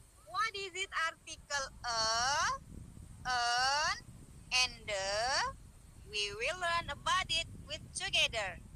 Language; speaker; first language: English; non-native, learner; Indonesian